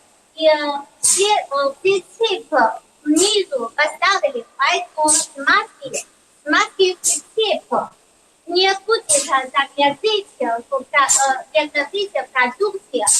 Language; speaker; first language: Russian; non-native, learner; Chinese